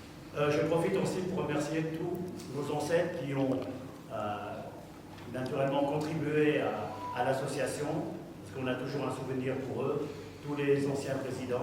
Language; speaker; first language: French; native; French